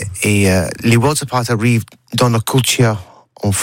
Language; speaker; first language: French; non-native, learner; English